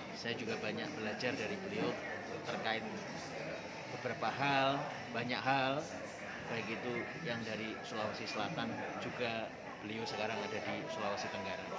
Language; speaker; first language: Indonesian; native; Indonesian